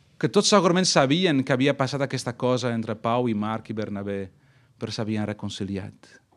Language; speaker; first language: Catalan; non-native, fluent; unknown